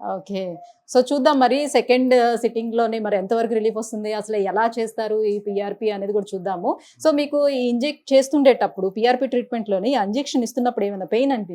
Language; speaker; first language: Telugu; native; Telugu